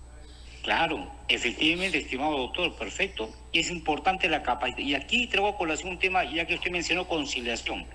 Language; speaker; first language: Spanish; native; Spanish